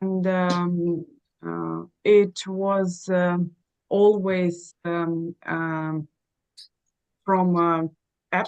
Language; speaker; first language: English; non-native, learner; Russian